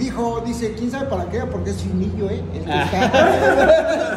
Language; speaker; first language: Spanish; native; Spanish